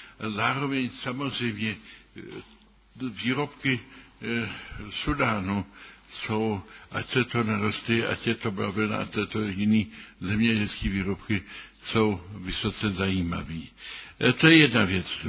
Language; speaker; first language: Czech; early bilingual, other home language; German